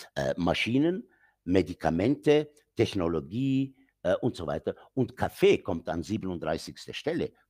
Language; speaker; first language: German; non-native, fluent; Arabic